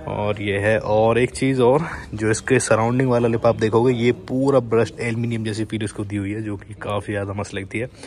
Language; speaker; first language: Hindi; native; Hindi